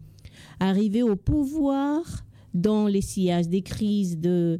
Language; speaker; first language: French; non-native, local second language; Malagasy